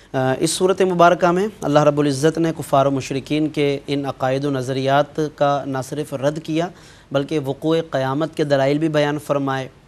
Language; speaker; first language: Urdu; native; Urdu